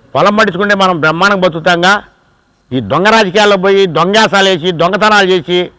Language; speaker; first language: Telugu; native; Telugu